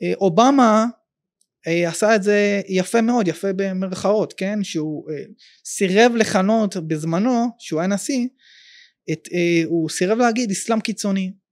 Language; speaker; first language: Hebrew; native; Hebrew